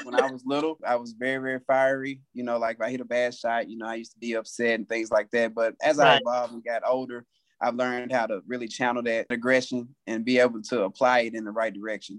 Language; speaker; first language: English; native; English